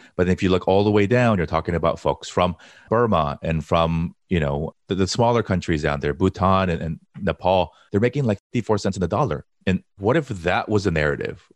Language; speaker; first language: English; early bilingual, other home language; Korean